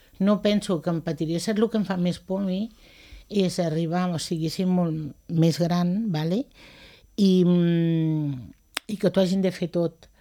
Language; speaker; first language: Catalan; non-native, local second language; Spanish